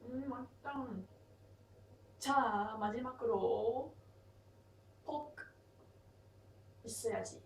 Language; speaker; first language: Korean; non-native, learner; English